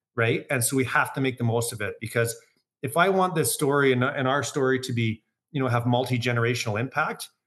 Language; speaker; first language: English; native; English